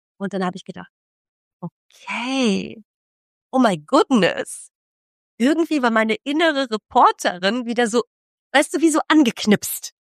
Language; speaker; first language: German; early bilingual, other home language; Polish